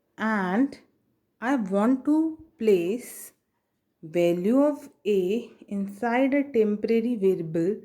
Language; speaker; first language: English; non-native, local second language; Hindi